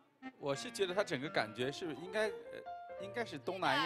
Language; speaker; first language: Chinese; native; Chinese